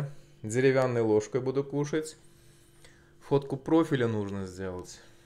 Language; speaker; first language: Russian; non-native, local second language; Azerbaijani